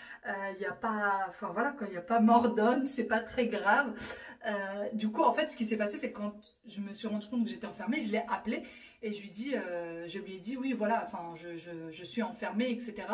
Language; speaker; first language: French; native; French